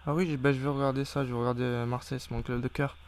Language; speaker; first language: French; native; French